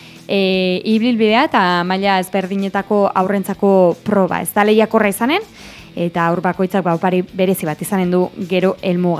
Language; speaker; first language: Basque; native; Basque